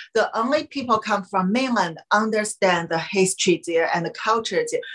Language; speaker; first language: English; non-native, fluent; Chinese